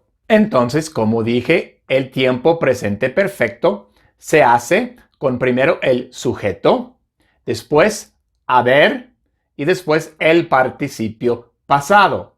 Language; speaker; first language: Spanish; non-native, fluent; English